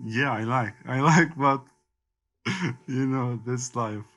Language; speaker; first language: English; non-native, learner; Turkish